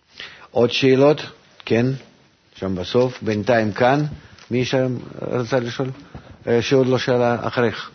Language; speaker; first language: Hebrew; non-native, fluent; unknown